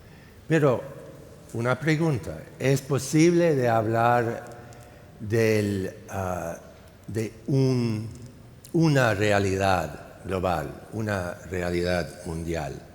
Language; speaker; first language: Spanish; non-native, fluent; English